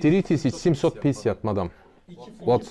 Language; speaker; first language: Russian; non-native, learner; Turkish